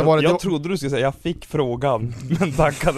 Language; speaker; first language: Swedish; native; Swedish